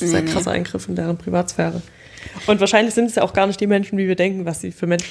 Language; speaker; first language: German; native; German